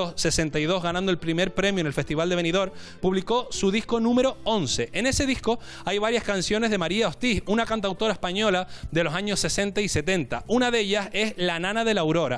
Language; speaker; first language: Spanish; native; Spanish